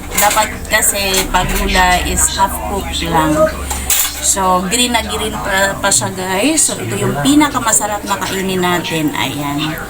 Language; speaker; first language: Filipino; non-native, local second language; Cebuano